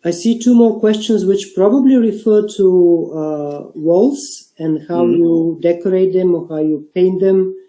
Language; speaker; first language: English; non-native, fluent; Bulgarian